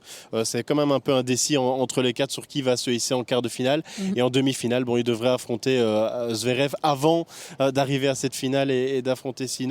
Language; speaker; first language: French; native; French